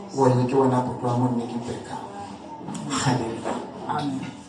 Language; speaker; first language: Zulu; non-native, local second language; Xhosa